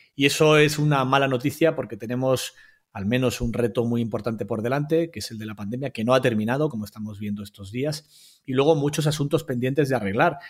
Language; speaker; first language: Spanish; native; Spanish